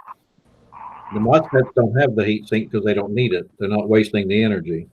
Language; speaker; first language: English; native; English